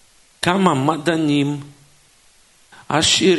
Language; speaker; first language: Hebrew; non-native, fluent; Russian